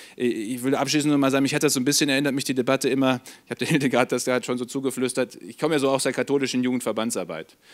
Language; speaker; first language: German; native; German